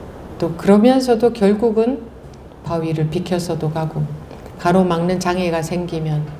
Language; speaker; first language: Korean; native; Korean